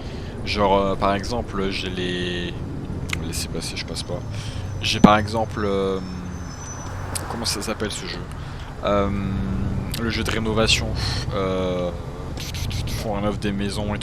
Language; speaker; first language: French; native; French